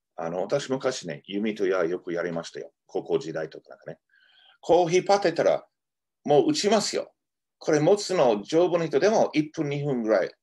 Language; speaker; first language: Japanese; non-native, fluent; English